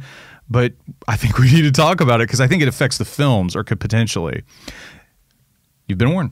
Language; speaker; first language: English; native; English